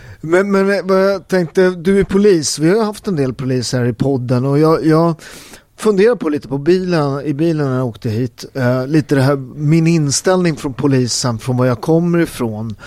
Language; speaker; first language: Swedish; early bilingual, other home language; Italian